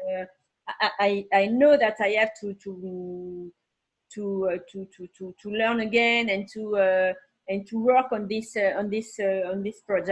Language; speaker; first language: English; non-native, learner; French